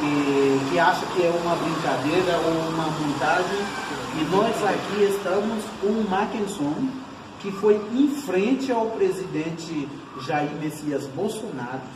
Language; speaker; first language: Portuguese; non-native, fluent; Haitian Creole